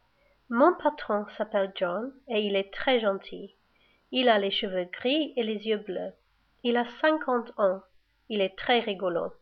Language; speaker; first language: French; non-native, learner; English